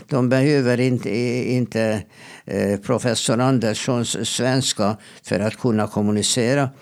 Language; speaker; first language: Swedish; non-native, fluent; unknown